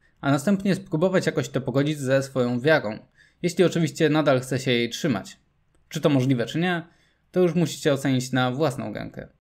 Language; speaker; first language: Polish; native; Polish